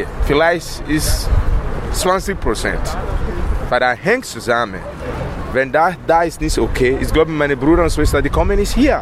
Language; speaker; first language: German; non-native, learner; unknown